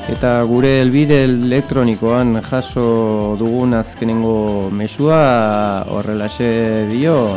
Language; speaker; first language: Basque; non-native, local second language; Spanish